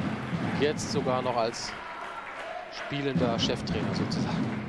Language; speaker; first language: German; native; German